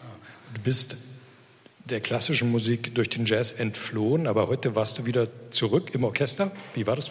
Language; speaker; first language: German; native; German